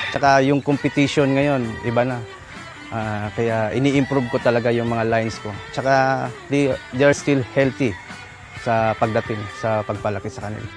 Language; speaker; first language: Filipino; non-native, local second language; Cebuano